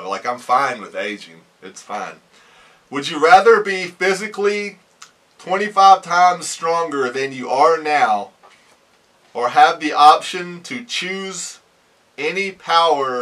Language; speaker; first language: English; native; English